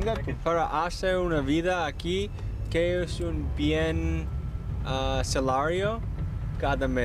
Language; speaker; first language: Spanish; non-native, learner; English